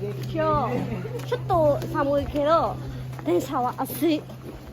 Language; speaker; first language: Japanese; non-native, learner; Vietnamese